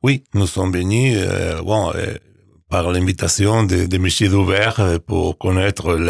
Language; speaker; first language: French; non-native, learner; Spanish